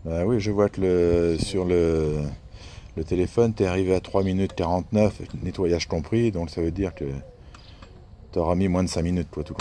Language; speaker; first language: French; native; French